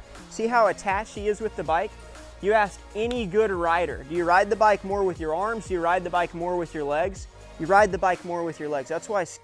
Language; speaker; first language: English; native; English